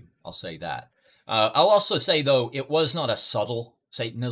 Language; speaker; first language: English; native; English